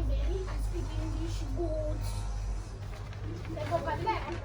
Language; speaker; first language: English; non-native, learner; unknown